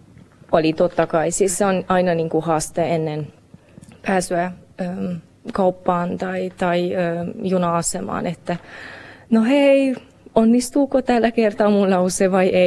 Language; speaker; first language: Finnish; non-native, learner; Romanian